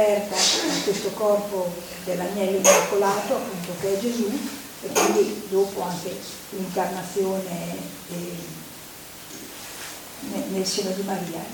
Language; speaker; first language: Italian; native; Italian